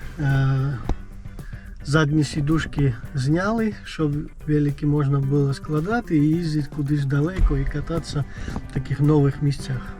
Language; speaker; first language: Ukrainian; non-native, learner; Georgian